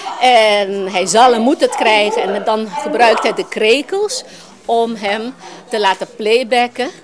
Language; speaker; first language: Dutch; non-native, local second language; Papiamento